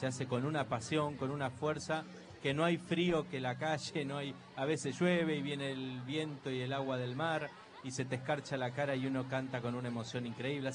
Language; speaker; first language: Spanish; native; Spanish